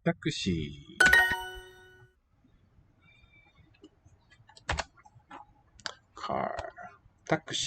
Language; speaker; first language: Japanese; non-native, learner; English